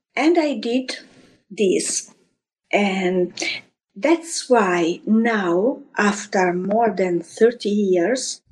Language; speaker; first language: English; non-native, fluent; Italian